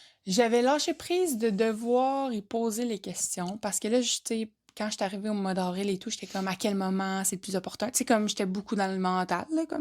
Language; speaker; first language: French; native; French